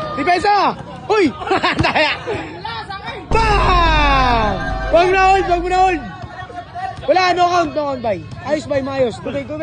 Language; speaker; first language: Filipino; non-native, local second language; Cebuano